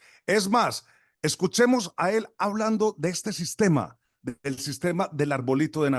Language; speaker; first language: Spanish; native; Spanish